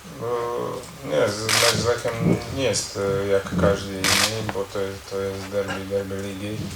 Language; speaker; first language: Polish; non-native, learner; Croatian